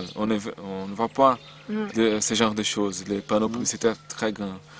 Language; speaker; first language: French; non-native, learner; Portuguese